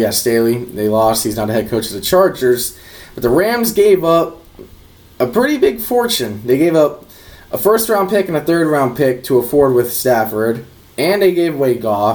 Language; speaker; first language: English; native; English